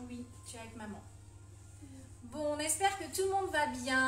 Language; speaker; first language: French; native; French